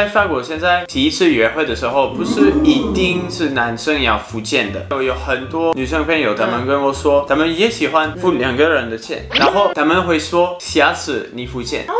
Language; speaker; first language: Chinese; non-native, fluent; French